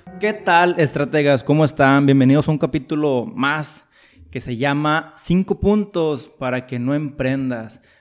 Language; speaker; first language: Spanish; native; Spanish